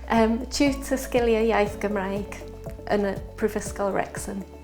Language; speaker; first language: Welsh; non-native, fluent; English